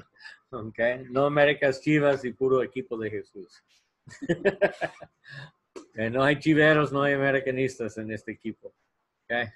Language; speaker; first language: Spanish; non-native, learner; English